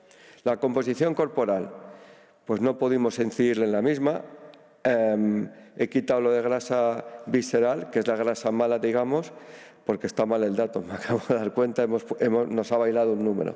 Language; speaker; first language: Spanish; native; Spanish